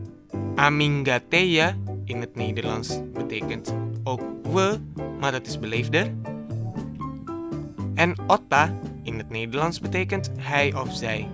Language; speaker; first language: Dutch; non-native, learner; Indonesian